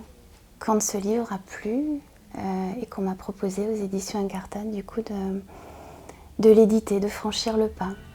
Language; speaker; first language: French; native; French